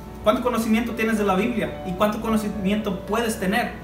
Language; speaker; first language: Spanish; early bilingual, heritage; Spanish